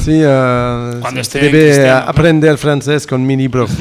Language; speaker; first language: Spanish; non-native, learner; French